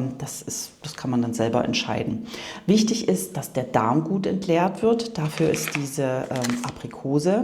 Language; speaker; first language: German; native; German